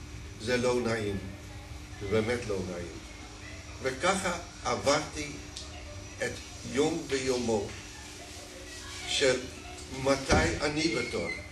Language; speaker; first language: Hebrew; non-native, fluent; Dutch